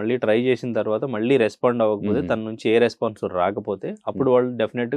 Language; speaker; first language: Telugu; native; Telugu